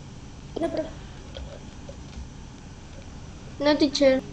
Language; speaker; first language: English; non-native, learner; Spanish